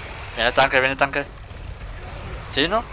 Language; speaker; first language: Spanish; native; Spanish